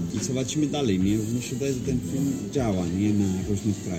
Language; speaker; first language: Polish; non-native, fluent; Spanish